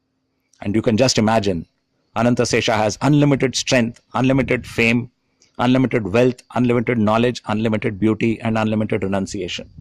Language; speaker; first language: English; non-native, local second language; Tamil